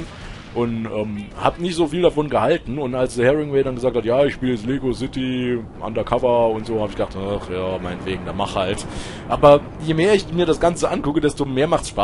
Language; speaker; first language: German; native; German